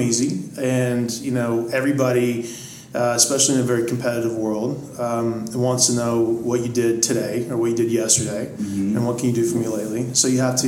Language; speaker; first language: English; native; English